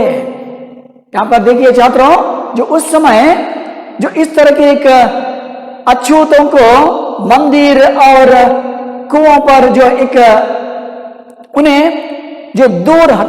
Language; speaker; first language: Hindi; non-native, local second language; Kannada